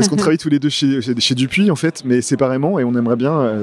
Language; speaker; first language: French; native; French